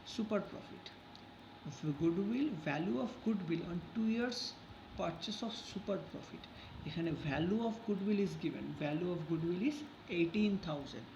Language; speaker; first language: English; non-native, local second language; Bangla